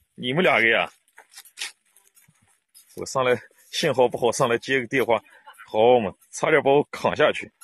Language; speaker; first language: Chinese; native; Chinese